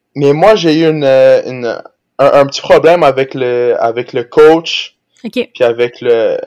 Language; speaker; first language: French; early bilingual, other home language; Portuguese